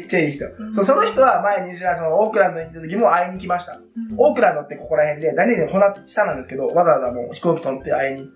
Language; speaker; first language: Japanese; native; Japanese